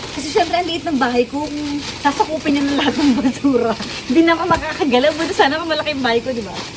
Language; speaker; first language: Filipino; native; Filipino